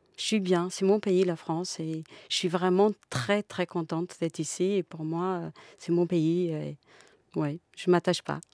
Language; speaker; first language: French; non-native, fluent; Portuguese